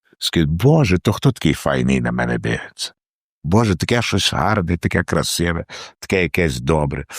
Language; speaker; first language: Ukrainian; native; Ukrainian